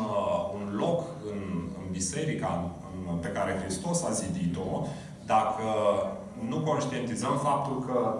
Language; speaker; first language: Romanian; native; Romanian